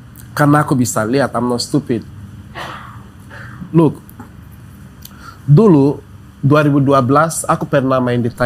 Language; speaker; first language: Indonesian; non-native, fluent; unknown